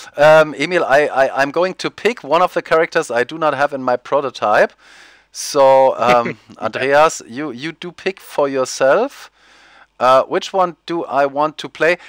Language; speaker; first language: English; non-native, fluent; German